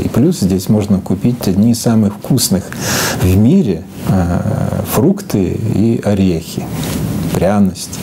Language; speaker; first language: Russian; non-native, fluent; Lithuanian